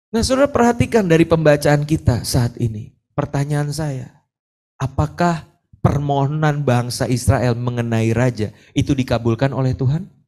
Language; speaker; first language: Indonesian; native; Indonesian